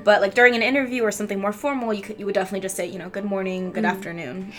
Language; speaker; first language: English; early bilingual, other home language; Chinese